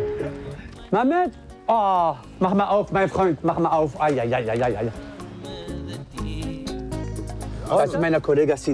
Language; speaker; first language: German; non-native, learner; Arabic